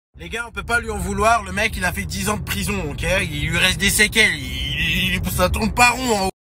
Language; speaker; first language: French; native; French